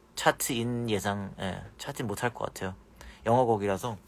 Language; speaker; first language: Korean; early bilingual, heritage; Korean